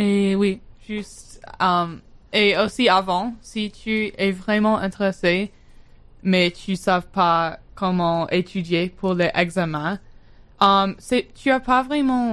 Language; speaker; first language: French; non-native, learner; English